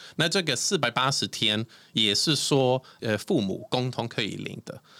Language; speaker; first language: Chinese; non-native, fluent; Swedish